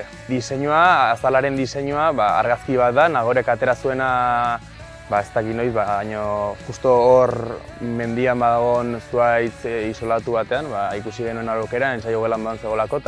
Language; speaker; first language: Basque; native; Basque